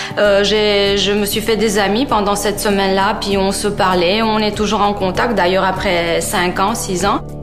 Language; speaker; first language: French; non-native, fluent; Romanian